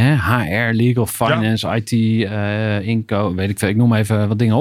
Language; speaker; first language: Dutch; native; Dutch